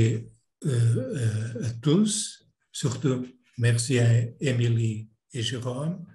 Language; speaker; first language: French; non-native, fluent; Portuguese